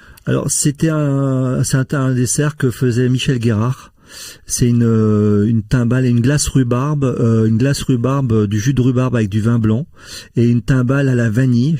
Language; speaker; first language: French; native; French